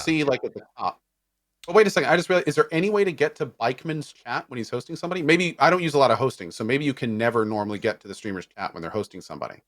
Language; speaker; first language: English; native; English